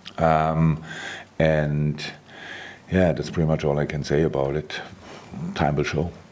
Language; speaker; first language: English; non-native, fluent; German